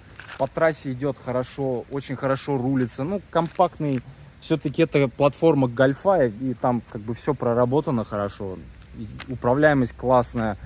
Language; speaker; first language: Russian; native; Russian